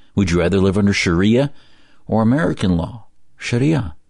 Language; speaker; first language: English; early bilingual, other home language; Arabic